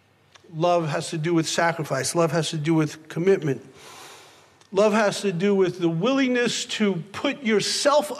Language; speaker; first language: English; native; English